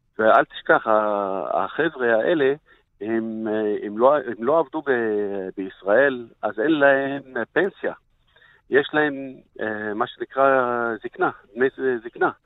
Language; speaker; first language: Hebrew; non-native, fluent; Arabic